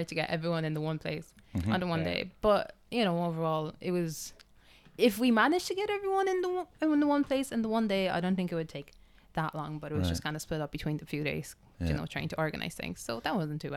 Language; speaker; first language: English; non-native, fluent; Polish